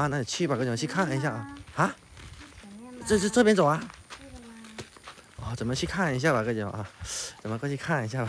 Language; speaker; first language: Chinese; native; Chinese